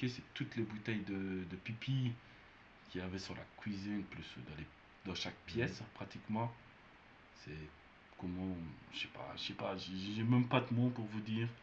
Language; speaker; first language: French; native; French